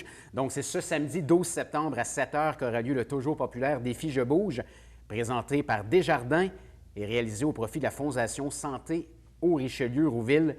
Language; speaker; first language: French; native; French